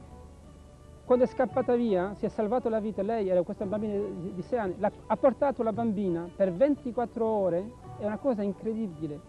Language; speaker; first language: Italian; non-native, fluent; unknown